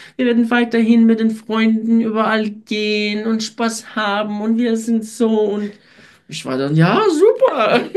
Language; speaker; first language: German; non-native, fluent; Russian